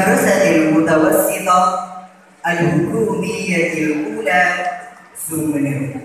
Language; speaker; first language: Arabic; non-native, learner; Madurese